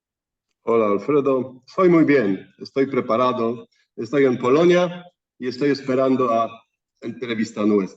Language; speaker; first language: Spanish; non-native, fluent; Polish